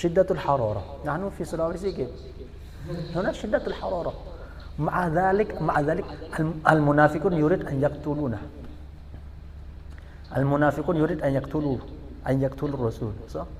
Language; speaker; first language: Arabic; non-native, fluent; Indonesian